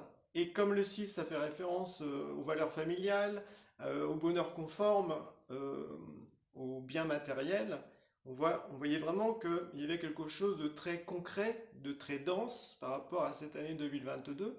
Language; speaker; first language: French; native; French